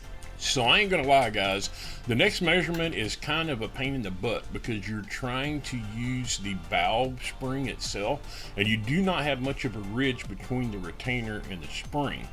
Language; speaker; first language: English; native; English